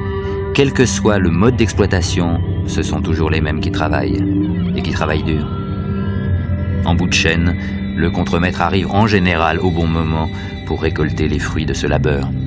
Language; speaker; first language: French; native; French